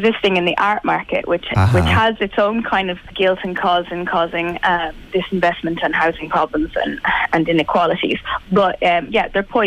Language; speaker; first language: English; native; English